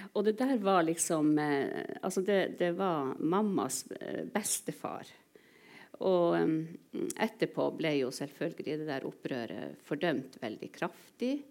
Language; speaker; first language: Norwegian; non-native, local second language; Northern Sami